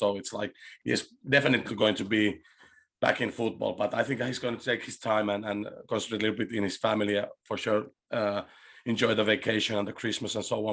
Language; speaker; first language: English; non-native, fluent; Spanish